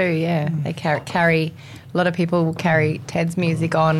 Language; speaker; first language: English; native; English